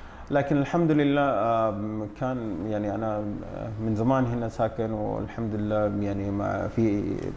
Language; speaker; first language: Arabic; non-native, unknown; Urdu